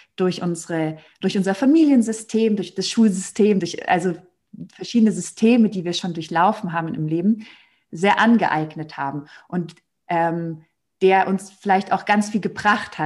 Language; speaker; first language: German; native; German